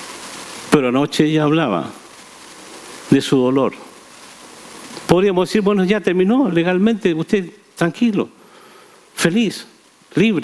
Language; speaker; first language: Spanish; native; Spanish